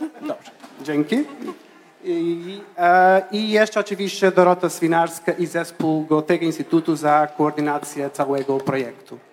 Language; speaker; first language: Polish; non-native, fluent; Portuguese